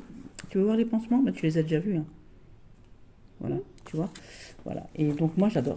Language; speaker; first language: French; native; French